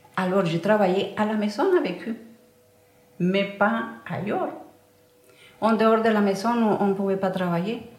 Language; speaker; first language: French; non-native, learner; Spanish